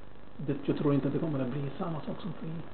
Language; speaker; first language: Swedish; non-native, fluent; Spanish